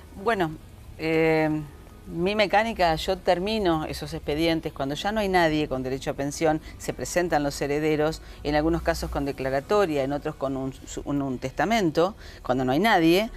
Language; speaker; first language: Spanish; native; Spanish